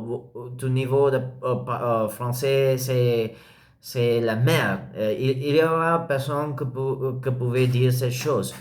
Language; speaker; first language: French; non-native, learner; English